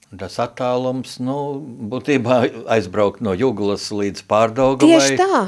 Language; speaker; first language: Latvian; native; Latvian